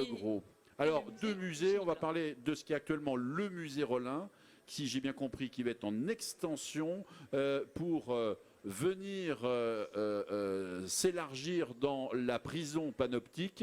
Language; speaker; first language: French; native; French